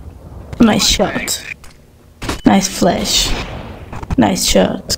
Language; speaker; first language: English; non-native, learner; Hungarian